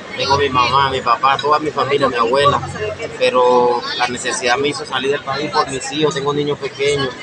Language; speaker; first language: Spanish; native; Spanish